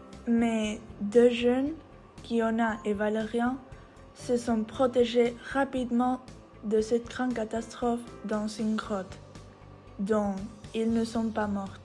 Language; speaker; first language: French; non-native, learner; Spanish